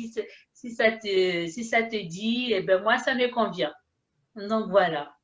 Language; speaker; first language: French; early bilingual, other home language; Haitian Creole